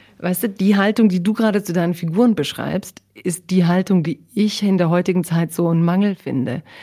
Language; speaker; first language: German; early bilingual, other home language; Croatian